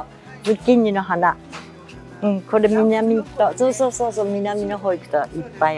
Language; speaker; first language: Japanese; native; Japanese